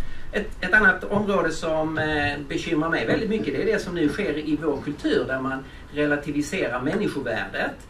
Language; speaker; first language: Swedish; native; Swedish